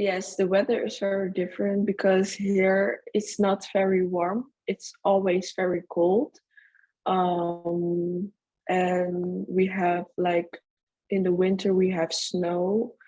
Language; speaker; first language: English; non-native, fluent; Dutch